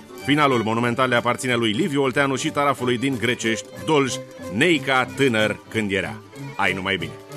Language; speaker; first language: Romanian; native; Romanian